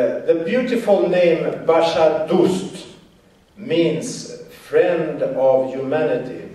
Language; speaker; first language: English; non-native, fluent; Swedish